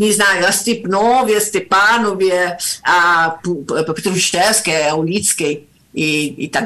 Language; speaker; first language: Russian; non-native, fluent; Italian